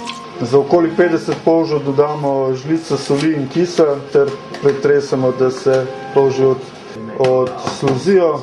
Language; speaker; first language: Slovenian; native; Slovenian